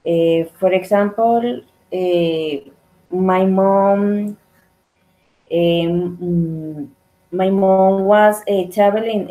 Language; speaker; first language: English; non-native, learner; Spanish